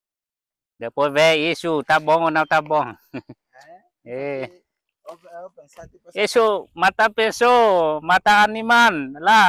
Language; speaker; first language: Portuguese; non-native, learner; Vietnamese